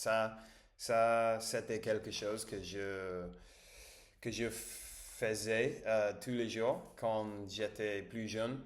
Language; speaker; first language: French; non-native, learner; Spanish